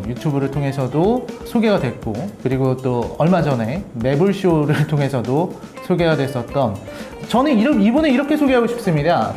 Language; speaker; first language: Korean; native; Korean